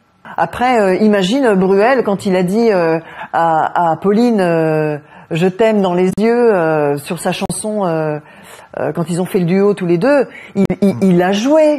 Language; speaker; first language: French; native; French